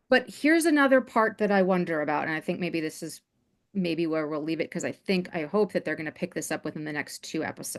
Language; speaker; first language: English; native; English